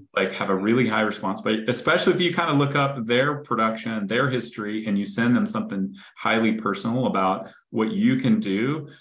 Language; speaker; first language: English; native; English